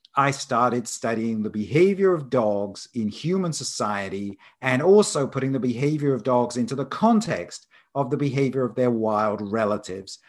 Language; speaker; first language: English; native; English